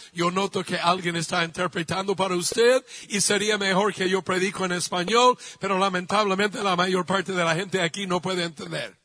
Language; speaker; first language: Spanish; non-native, fluent; English